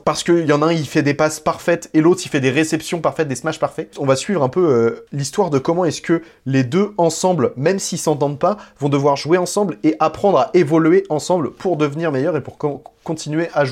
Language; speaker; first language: French; native; French